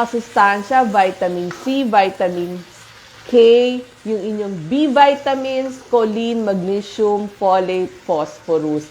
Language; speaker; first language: Filipino; native; Filipino